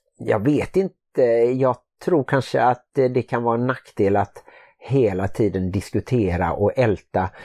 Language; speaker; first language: Swedish; native; Swedish